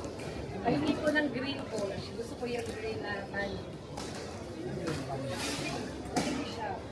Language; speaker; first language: Filipino; non-native, local second language; Cebuano